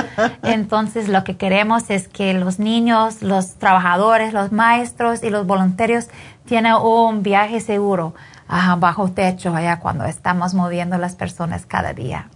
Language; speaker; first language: Spanish; non-native, fluent; English